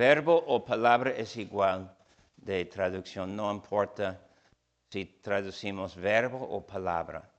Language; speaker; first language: Spanish; non-native, fluent; English